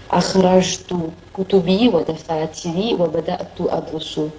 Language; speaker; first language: Arabic; non-native, learner; Italian